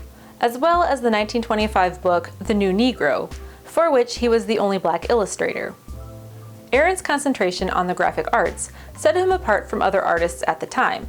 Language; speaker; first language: English; native; English